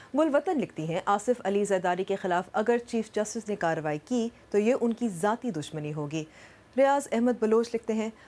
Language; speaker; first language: Urdu; native; Urdu